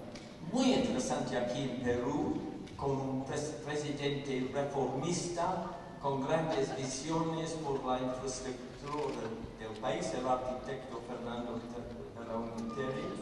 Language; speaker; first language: Spanish; non-native, fluent; English